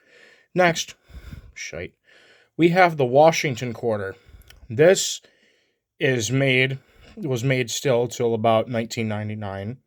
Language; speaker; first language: English; native; English